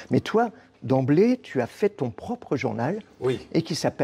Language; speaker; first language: French; native; French